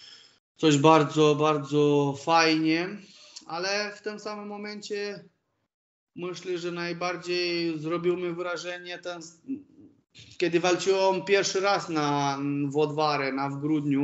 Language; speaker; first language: Polish; non-native, fluent; Romanian